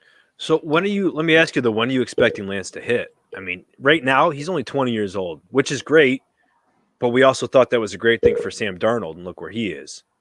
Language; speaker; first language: English; native; English